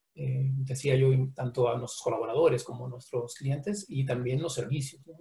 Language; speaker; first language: Spanish; native; Spanish